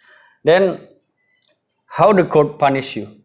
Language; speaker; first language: English; non-native, learner; Indonesian